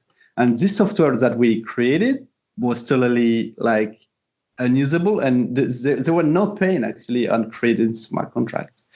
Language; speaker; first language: English; non-native, fluent; French